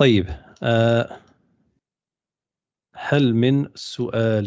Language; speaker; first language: Arabic; non-native, fluent; English